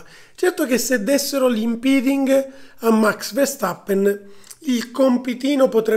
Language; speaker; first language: Italian; native; Italian